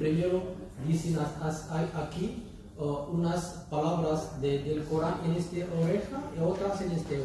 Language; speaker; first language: Spanish; non-native, learner; Arabic